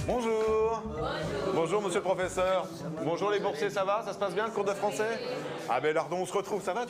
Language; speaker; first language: French; native; French